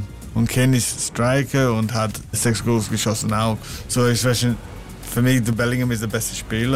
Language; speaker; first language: German; non-native, learner; English